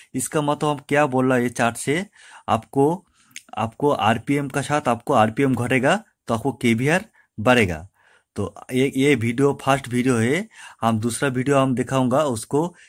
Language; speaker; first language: Hindi; non-native, local second language; Bangla